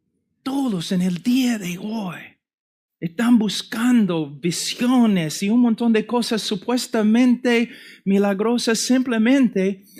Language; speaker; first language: Spanish; non-native, fluent; English